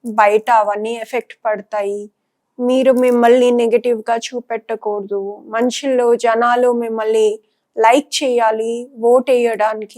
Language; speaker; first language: Telugu; non-native, local second language; Punjabi